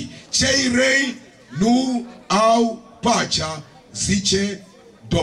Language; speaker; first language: Romanian; non-native, learner; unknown